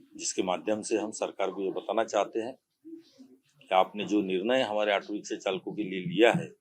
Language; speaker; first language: Hindi; non-native, local second language; Marathi